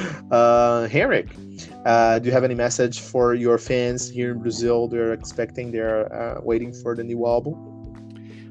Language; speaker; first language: English; non-native, fluent; Portuguese